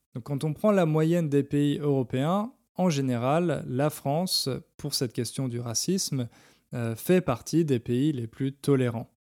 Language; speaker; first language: French; native; French